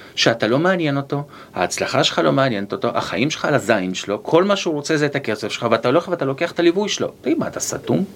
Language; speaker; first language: Hebrew; native; Hebrew